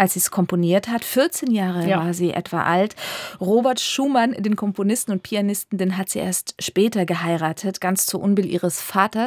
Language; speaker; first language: German; native; German